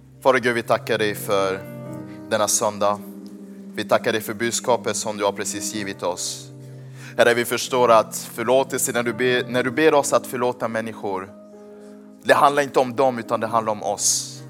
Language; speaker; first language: Swedish; early bilingual, other home language; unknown